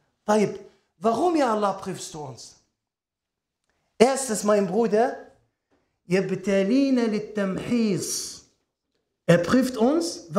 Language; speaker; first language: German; non-native, fluent; Arabic